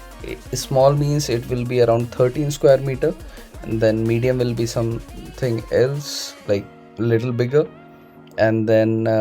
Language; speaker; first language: English; non-native, local second language; Hindi